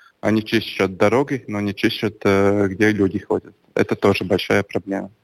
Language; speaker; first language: Russian; non-native, local second language; Latvian